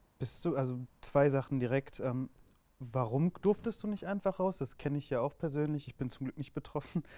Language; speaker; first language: German; early bilingual, other home language; Turkish